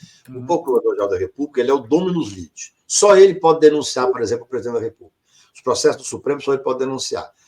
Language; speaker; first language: Portuguese; native; Portuguese